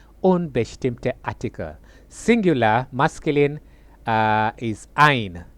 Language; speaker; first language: German; non-native, fluent; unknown